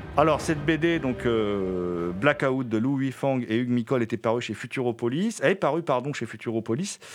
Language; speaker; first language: French; native; French